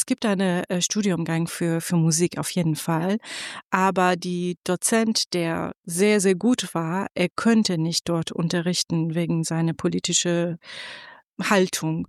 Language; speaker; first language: German; non-native, fluent; Persian